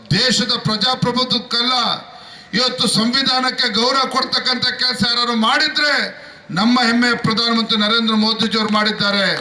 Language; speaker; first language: Kannada; native; Kannada